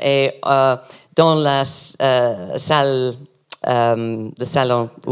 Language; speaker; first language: French; non-native, learner; English